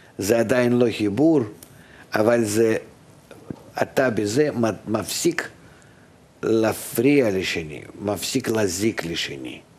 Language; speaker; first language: Hebrew; non-native, fluent; Russian